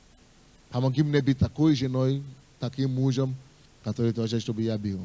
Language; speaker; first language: Russian; non-native, fluent; Yoruba